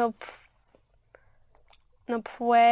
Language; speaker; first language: Spanish; non-native, learner; English